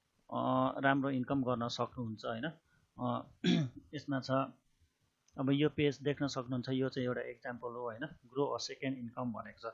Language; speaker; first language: Nepali; native; Nepali